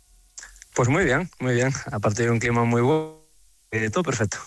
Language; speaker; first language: Spanish; native; Spanish